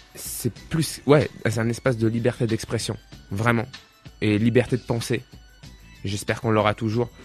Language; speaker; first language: French; native; French